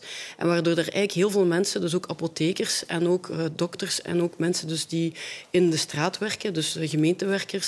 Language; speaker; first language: Dutch; native; Dutch